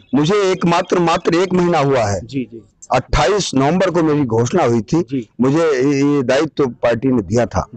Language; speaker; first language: Hindi; native; Hindi